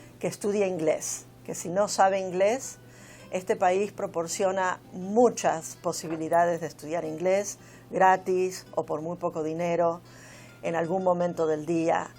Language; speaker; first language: Spanish; native; Spanish